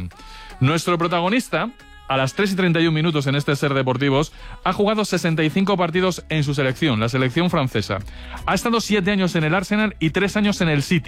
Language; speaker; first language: Spanish; native; Spanish